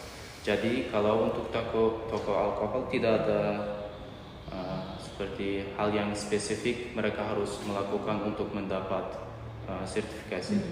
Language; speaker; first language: Indonesian; non-native, learner; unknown